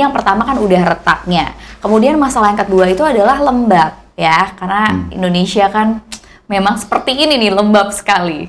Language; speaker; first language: Indonesian; native; Indonesian